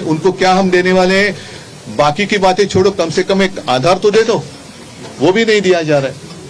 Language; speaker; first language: Hindi; non-native, local second language; Marathi